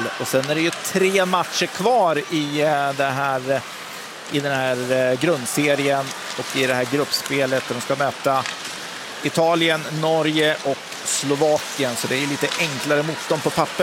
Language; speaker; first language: Swedish; native; Swedish